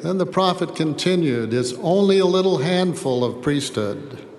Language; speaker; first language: English; native; English